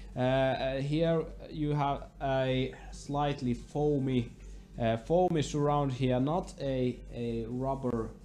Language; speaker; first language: English; non-native, learner; Finnish